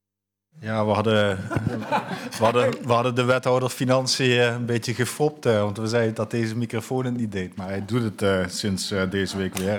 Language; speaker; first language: Dutch; native; Dutch